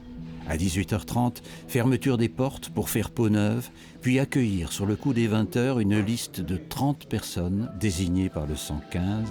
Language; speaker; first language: French; native; French